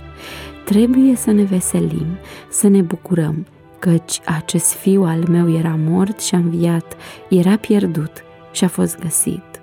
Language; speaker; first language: Romanian; native; Romanian